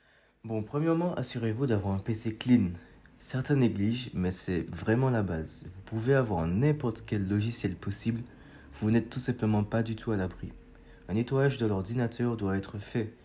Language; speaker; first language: French; native; French